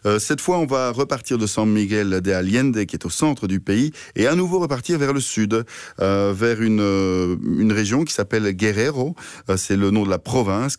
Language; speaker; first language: French; native; French